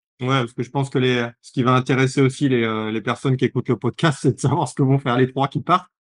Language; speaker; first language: French; native; French